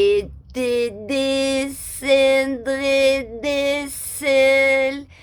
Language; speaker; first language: French; native; French